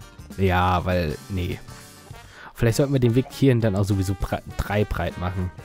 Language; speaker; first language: German; native; German